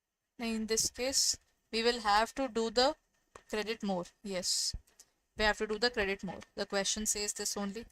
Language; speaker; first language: English; non-native, local second language; Hindi